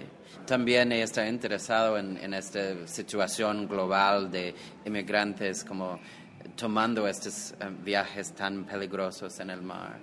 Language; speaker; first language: Spanish; non-native, fluent; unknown